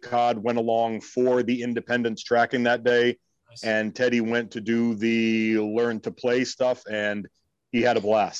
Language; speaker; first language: English; native; English